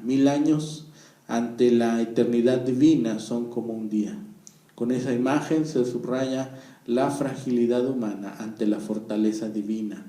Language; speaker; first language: Spanish; native; Spanish